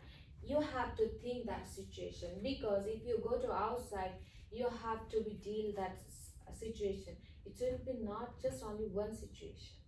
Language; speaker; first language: English; non-native, fluent; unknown